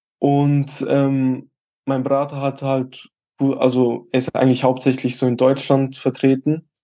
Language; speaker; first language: German; early bilingual, other home language; Albanian